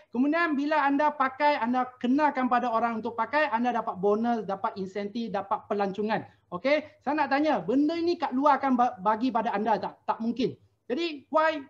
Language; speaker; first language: Malay; non-native, local second language; Chinese